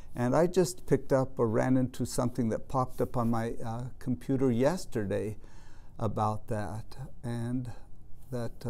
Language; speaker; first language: English; native; English